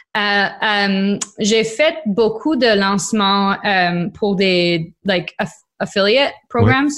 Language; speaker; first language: French; non-native, local second language; English